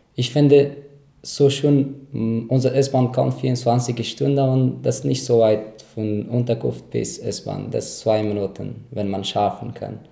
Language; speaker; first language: German; non-native, learner; Persian